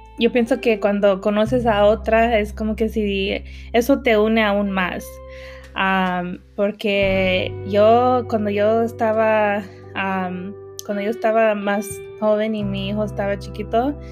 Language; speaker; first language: Spanish; early bilingual, heritage; Spanish